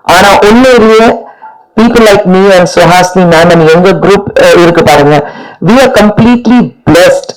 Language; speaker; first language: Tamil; non-native, fluent; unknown